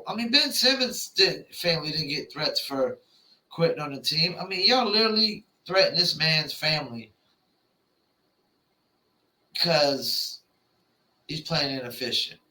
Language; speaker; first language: English; native; English